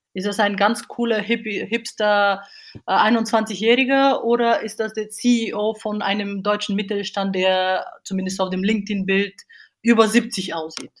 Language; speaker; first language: German; non-native, fluent; Bulgarian